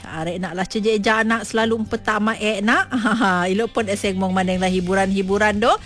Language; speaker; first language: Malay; non-native, local second language; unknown